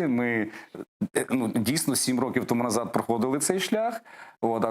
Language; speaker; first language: Ukrainian; native; Ukrainian